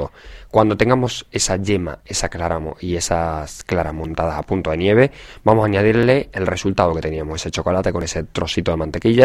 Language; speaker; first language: Spanish; native; Spanish